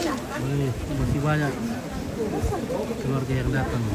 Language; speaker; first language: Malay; non-native, local second language; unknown